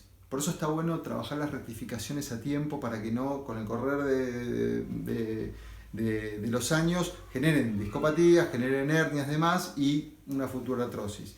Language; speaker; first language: Spanish; native; Spanish